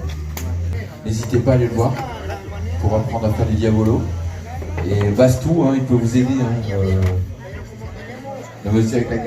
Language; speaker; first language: French; native; French